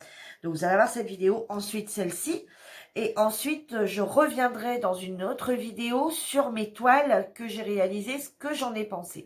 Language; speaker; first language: French; native; French